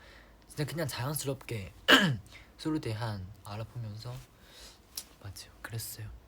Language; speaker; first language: Korean; non-native, fluent; Chinese